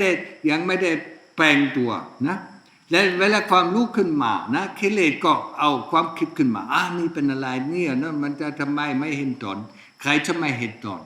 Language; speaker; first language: Thai; non-native, fluent; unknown